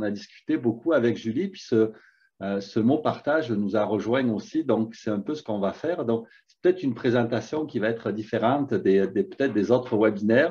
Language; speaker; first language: French; native; French